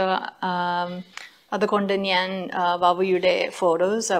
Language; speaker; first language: Malayalam; non-native, fluent; English